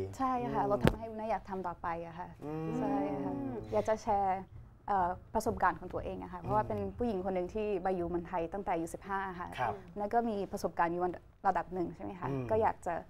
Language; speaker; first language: Thai; non-native, fluent; Portuguese